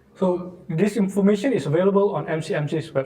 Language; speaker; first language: English; non-native, local second language; Malay